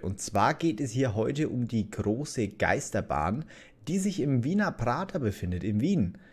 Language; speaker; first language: German; native; German